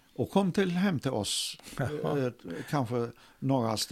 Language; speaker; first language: Swedish; non-native, fluent; Arabic